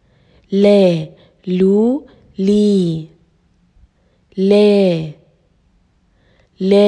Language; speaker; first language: Arabic; native; Arabic